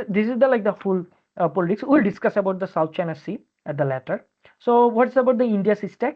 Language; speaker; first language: English; non-native, local second language; Bangla